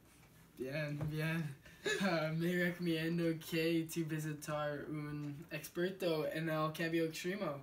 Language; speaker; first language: Spanish; non-native, learner; English